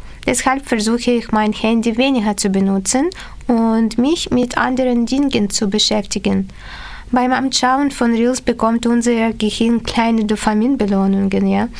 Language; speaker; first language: German; non-native, fluent; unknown